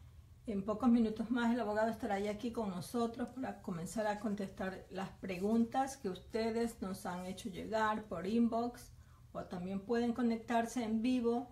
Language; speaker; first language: Spanish; native; Spanish